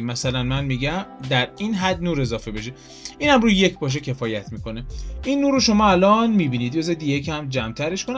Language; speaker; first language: Persian; native; Persian